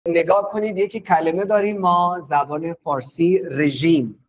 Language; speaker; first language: Persian; non-native, fluent; Urdu